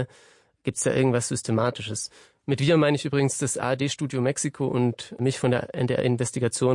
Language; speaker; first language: German; native; German